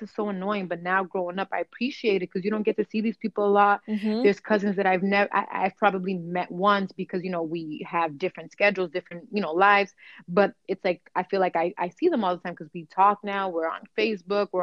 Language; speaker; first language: English; early bilingual, other home language; Kabuverdianu